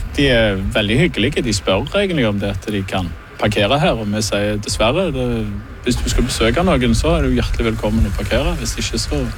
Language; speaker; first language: Norwegian; native; Norwegian